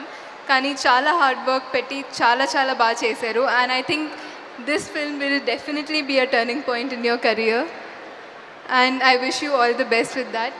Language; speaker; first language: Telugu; non-native, fluent; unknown